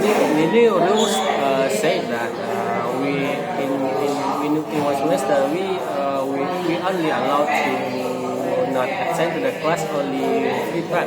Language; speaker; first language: English; non-native, learner; Indonesian